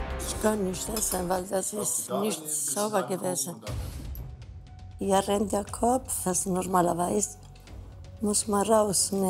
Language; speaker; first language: German; non-native, learner; Spanish